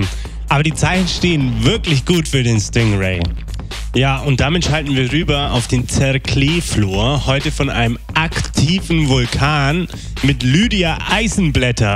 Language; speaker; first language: German; native; German